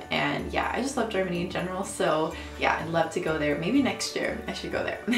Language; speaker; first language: English; native; English